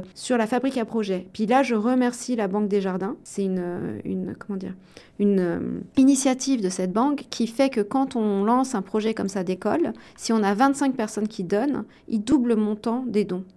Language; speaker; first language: French; native; French